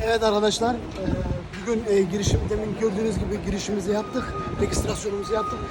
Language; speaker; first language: Turkish; early bilingual, heritage; Turkish